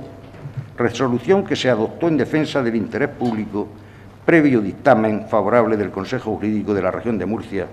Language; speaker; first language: Spanish; native; Spanish